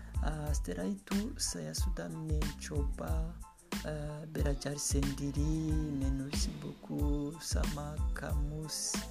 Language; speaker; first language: Indonesian; non-native, learner; Kinyarwanda